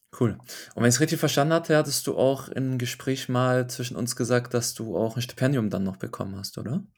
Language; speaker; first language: German; native; German